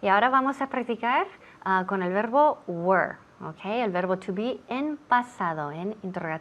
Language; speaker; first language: Spanish; non-native, fluent; English